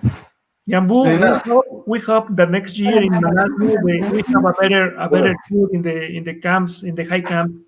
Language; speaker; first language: English; non-native, fluent; Spanish